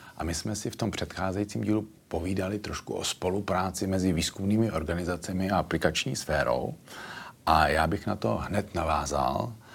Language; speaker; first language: Czech; native; Czech